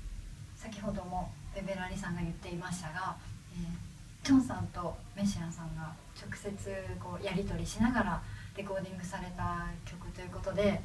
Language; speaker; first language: Japanese; native; Japanese